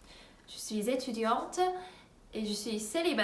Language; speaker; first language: French; non-native, fluent; Korean